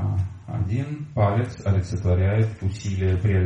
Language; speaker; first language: Russian; native; Russian